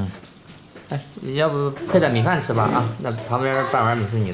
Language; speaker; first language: Chinese; native; Chinese